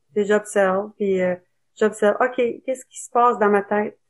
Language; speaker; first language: French; native; French